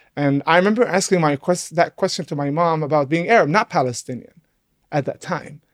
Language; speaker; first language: English; non-native, fluent; Arabic